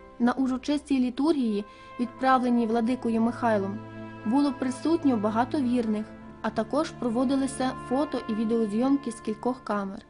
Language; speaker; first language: Ukrainian; native; Ukrainian